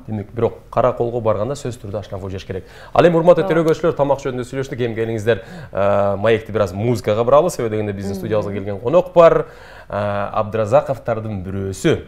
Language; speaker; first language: Kyrgyz; native; Kyrgyz